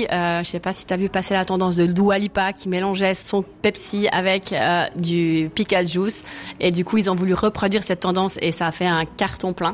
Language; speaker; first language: French; native; French